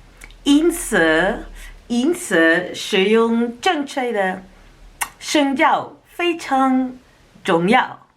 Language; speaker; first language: Chinese; non-native, learner; Dutch